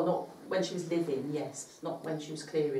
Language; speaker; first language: English; native; English